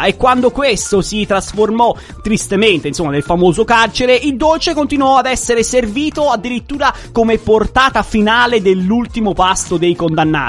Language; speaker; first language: Italian; native; Italian